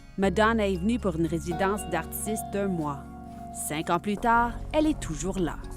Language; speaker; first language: French; native; French